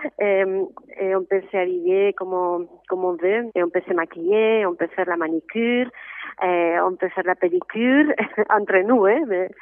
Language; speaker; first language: French; non-native, fluent; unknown